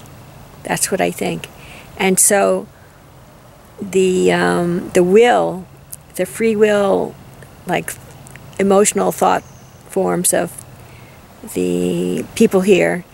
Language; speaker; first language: English; native; English